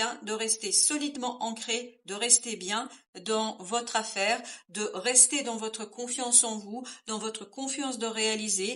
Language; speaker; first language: French; native; French